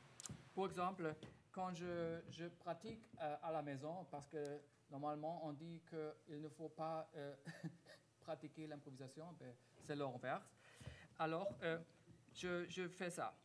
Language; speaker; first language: French; non-native, fluent; German